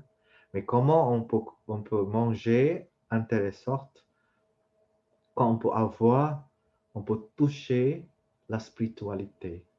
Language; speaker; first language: French; non-native, fluent; Vietnamese